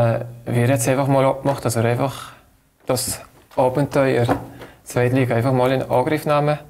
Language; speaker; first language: German; native; German